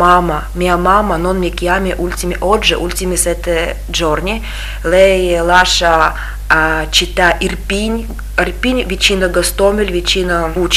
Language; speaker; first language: Italian; non-native, learner; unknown